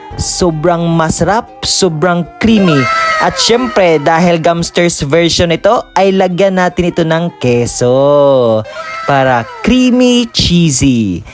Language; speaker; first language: Filipino; non-native, local second language; Hiligaynon